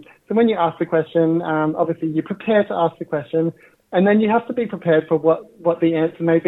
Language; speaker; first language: English; native; English